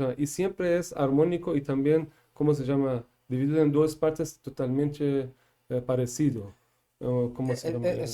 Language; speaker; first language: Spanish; non-native, fluent; Persian